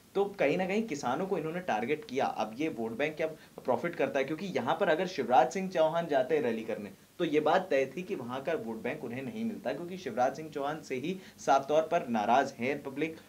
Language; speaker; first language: Hindi; native; Hindi